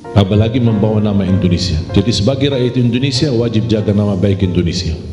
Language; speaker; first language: Indonesian; non-native, fluent; Arabic